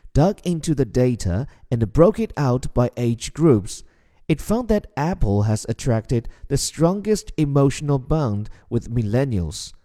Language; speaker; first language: English; non-native, fluent; Chinese